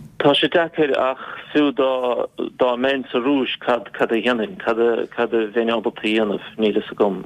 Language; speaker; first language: Irish; non-native, fluent; Russian